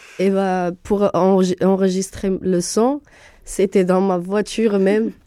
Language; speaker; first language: French; non-native, fluent; Arabic